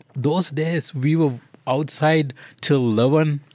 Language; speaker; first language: English; non-native, local second language; Sinhala